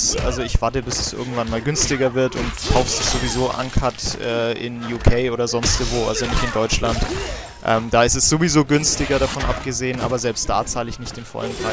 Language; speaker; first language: German; native; German